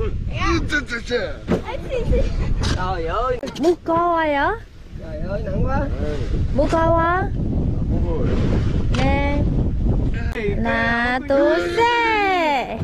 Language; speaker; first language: Korean; non-native, learner; Vietnamese